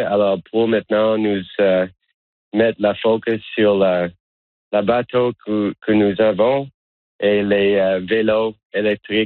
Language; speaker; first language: French; non-native, learner; English